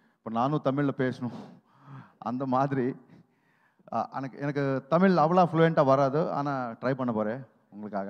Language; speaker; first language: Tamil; non-native, learner; Telugu